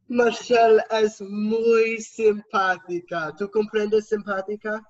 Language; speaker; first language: Spanish; non-native, learner; English